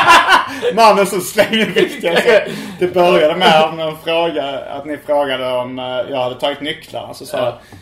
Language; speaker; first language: Swedish; native; Swedish